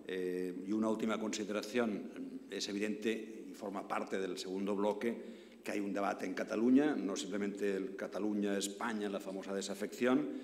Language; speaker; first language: Spanish; non-native, local second language; Catalan